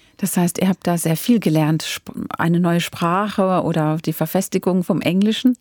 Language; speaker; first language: German; native; German